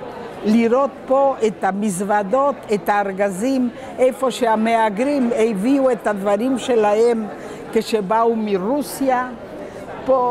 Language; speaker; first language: Hebrew; non-native, local second language; Spanish